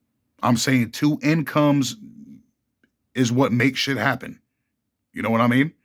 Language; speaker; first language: English; native; English